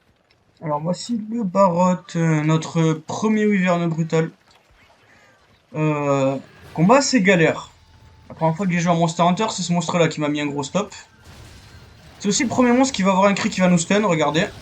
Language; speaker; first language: French; native; French